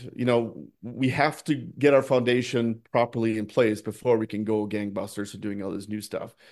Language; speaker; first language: English; non-native, fluent; Norwegian